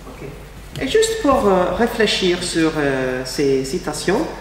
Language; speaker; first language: French; non-native, fluent; English